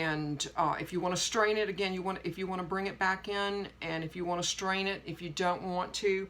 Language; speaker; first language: English; native; English